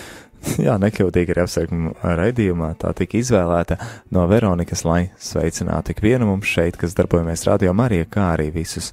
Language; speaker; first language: Latvian; native; Latvian